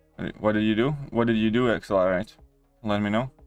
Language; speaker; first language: English; non-native, fluent; Latvian